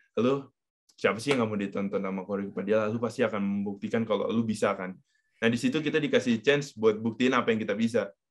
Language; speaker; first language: Indonesian; native; Indonesian